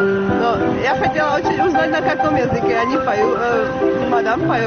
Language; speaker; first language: Russian; non-native, fluent; Czech